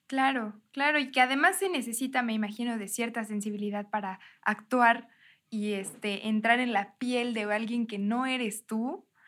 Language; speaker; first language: Spanish; native; Spanish